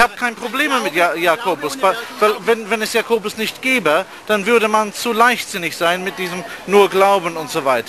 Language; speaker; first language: German; non-native, fluent; English